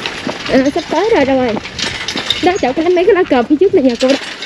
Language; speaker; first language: Vietnamese; native; Vietnamese